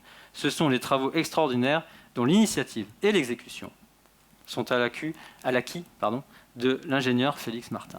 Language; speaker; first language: French; native; French